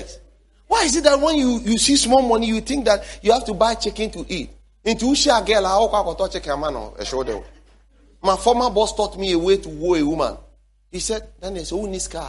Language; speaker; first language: English; non-native, local second language; Akan